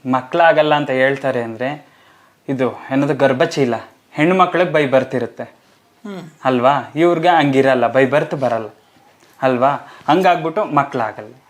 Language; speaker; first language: Kannada; native; Kannada